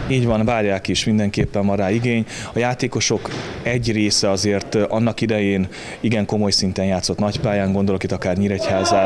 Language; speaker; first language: Hungarian; native; Hungarian